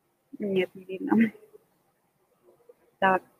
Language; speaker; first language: Russian; native; Russian